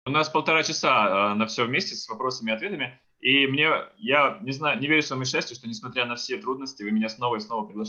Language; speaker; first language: Russian; native; Russian